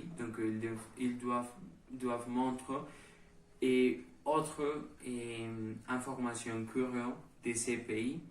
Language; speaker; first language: French; non-native, learner; Spanish